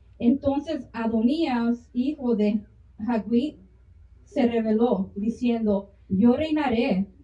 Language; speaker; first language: Spanish; early bilingual, heritage; Spanish